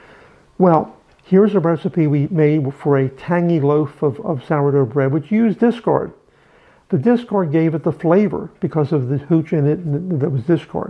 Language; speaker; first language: English; native; English